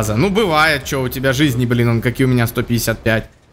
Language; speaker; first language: Russian; native; Russian